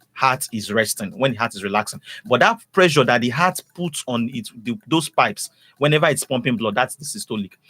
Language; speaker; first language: English; non-native, local second language; Yoruba